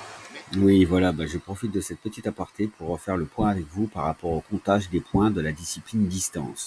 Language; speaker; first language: French; native; French